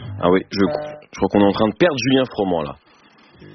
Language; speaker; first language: French; native; French